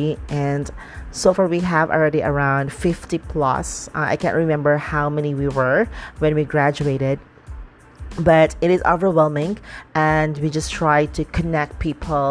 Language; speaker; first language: English; non-native, local second language; Cebuano